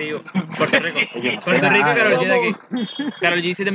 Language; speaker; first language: Spanish; native; Spanish